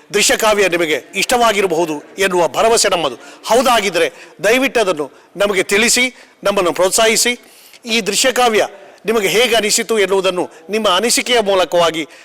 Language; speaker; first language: Kannada; native; Kannada